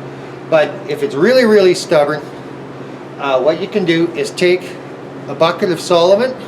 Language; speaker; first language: English; native; English